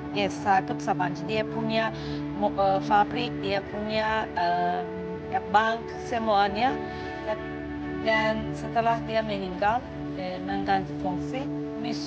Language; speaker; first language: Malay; non-native, fluent; Turkish